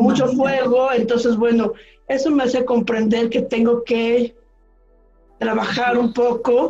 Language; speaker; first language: Spanish; native; Spanish